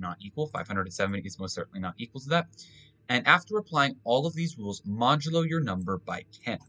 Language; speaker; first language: English; native; English